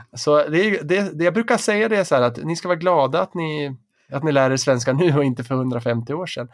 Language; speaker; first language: Swedish; native; Swedish